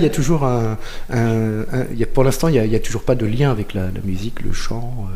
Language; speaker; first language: French; native; French